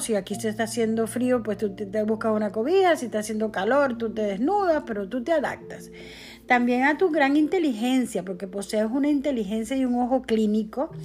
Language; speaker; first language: Spanish; native; Spanish